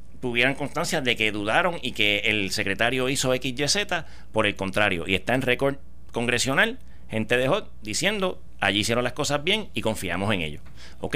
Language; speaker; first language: Spanish; native; Spanish